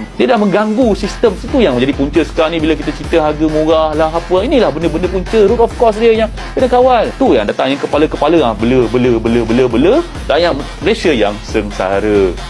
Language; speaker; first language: Malay; native; Malay